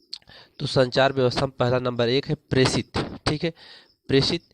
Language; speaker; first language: Hindi; native; Hindi